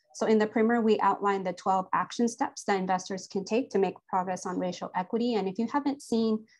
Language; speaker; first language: English; native; English